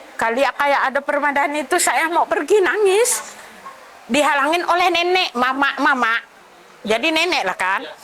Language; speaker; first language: Indonesian; non-native, local second language; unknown